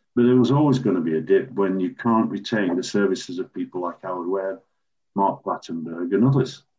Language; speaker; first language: English; native; English